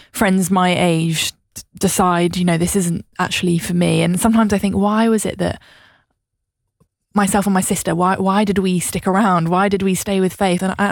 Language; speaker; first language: English; native; English